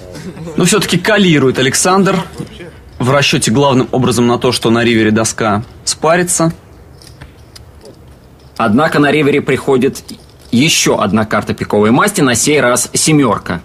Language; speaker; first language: Russian; native; Russian